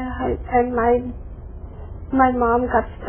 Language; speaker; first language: English; non-native, learner; Khmer